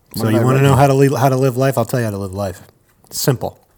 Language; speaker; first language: English; native; English